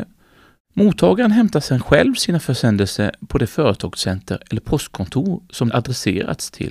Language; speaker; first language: Swedish; native; Swedish